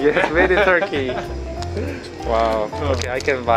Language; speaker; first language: English; non-native, learner; Korean